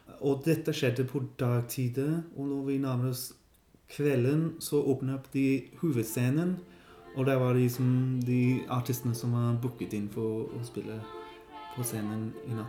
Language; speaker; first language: Norwegian; non-native, learner; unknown